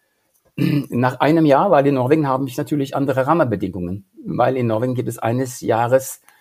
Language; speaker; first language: German; non-native, fluent; Norwegian